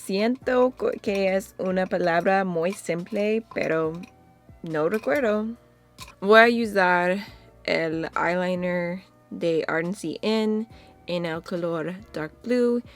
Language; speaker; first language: Spanish; non-native, learner; English